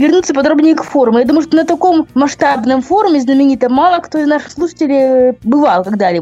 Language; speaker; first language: Russian; native; Russian